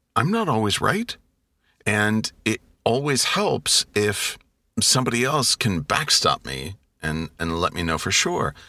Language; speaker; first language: English; native; English